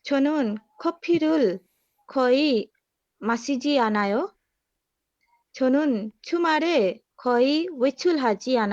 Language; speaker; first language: Korean; non-native, learner; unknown